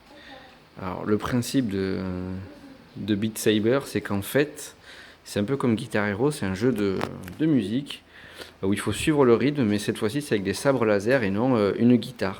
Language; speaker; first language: French; native; French